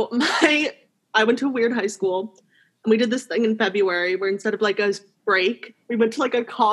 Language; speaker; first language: English; native; English